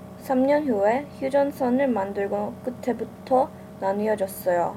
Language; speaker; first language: Korean; early bilingual, heritage; English